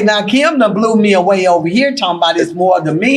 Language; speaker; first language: English; native; English